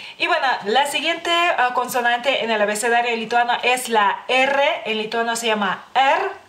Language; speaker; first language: Spanish; non-native, fluent; Lithuanian